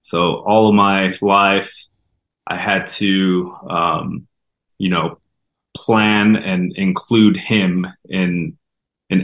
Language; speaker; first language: English; native; English